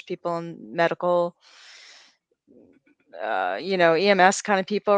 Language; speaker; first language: English; native; English